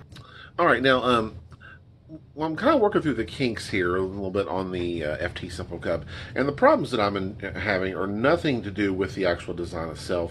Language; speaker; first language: English; native; English